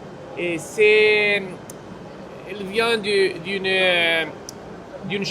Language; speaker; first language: French; non-native, fluent; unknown